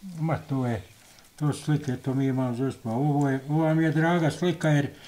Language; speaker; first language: Croatian; native; Croatian